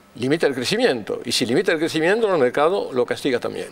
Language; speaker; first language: Spanish; non-native, fluent; French